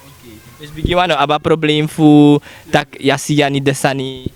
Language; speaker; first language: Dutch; non-native, local second language; Sranan Tongo